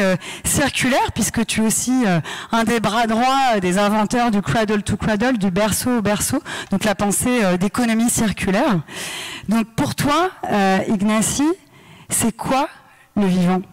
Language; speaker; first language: French; native; French